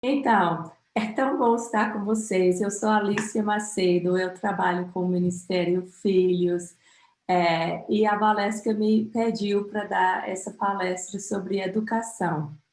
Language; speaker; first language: Portuguese; non-native, fluent; English